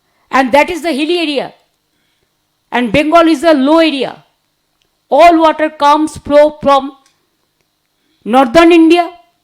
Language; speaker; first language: English; non-native, local second language; Bangla